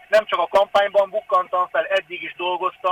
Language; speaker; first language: Hungarian; native; Hungarian